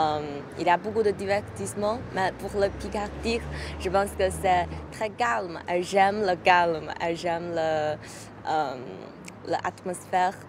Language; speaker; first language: French; non-native, learner; Chinese